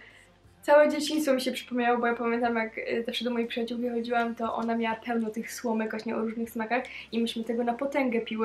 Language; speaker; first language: Polish; native; Polish